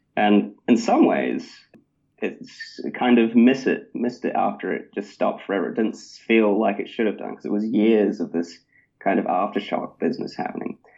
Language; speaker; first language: English; native; English